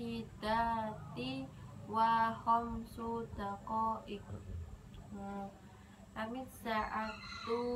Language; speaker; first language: Arabic; non-native, learner; Indonesian